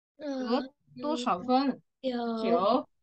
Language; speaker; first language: Chinese; non-native, fluent; Vietnamese